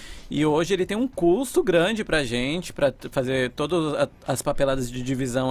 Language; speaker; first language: Portuguese; native; Portuguese